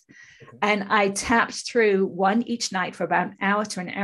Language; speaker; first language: English; native; English